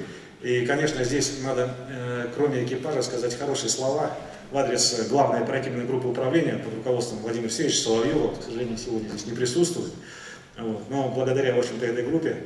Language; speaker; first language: Russian; native; Russian